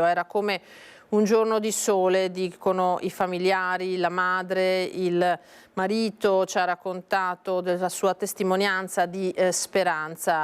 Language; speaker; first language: Italian; native; Italian